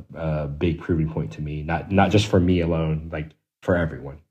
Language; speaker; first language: English; native; English